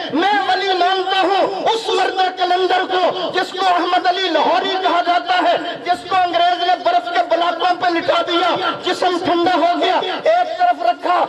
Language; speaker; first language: Urdu; non-native, local second language; Punjabi